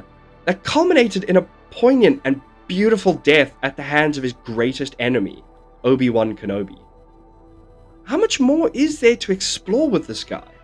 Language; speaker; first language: English; native; English